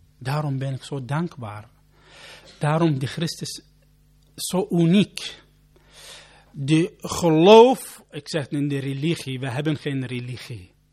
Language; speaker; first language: Dutch; non-native, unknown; Arabic